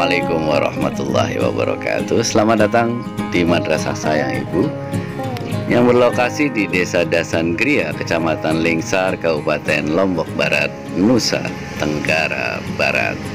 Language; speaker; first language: Indonesian; native; Indonesian